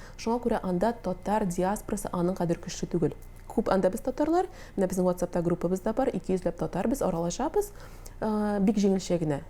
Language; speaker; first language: Tatar; native; Tatar